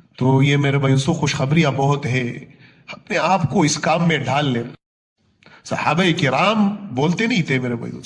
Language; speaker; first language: Urdu; non-native, local second language; Punjabi